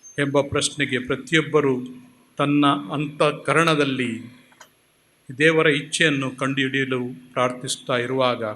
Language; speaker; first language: Kannada; non-native, local second language; Konkani